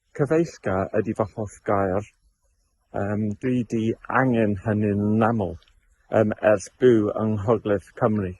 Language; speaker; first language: Welsh; non-native, learner; English